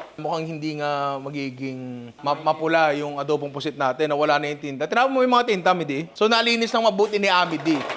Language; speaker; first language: Filipino; native; Filipino